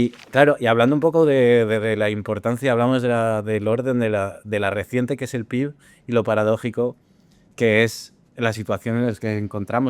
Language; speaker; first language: Spanish; native; Spanish